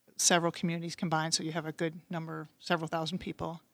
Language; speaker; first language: English; native; English